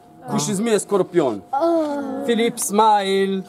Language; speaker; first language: Russian; non-native, learner; Arabic